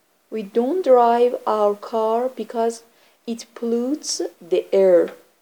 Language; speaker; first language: English; non-native, fluent; Persian